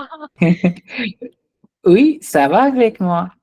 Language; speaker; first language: French; non-native, fluent; Hindi